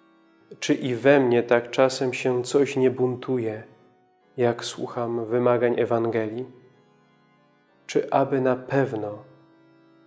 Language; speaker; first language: Polish; native; Polish